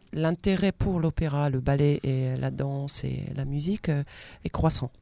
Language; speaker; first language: French; non-native, fluent; Polish